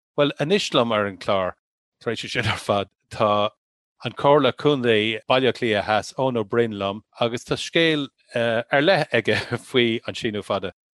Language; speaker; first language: Irish; non-native, local second language; English